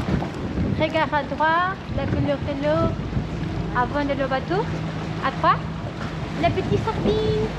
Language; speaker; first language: French; non-native, learner; Portuguese